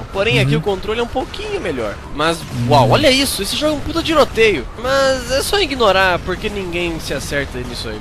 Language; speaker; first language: Portuguese; native; Portuguese